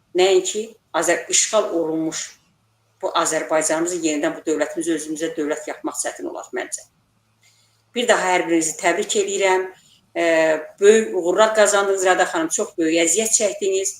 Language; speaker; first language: Azerbaijani; native; Azerbaijani